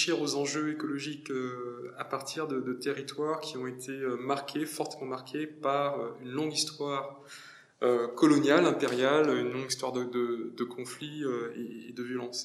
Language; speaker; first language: French; native; French